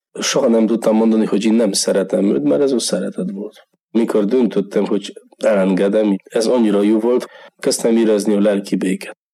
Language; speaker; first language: Hungarian; non-native, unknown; Polish